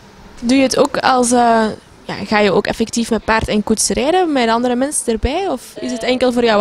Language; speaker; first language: Dutch; native; Dutch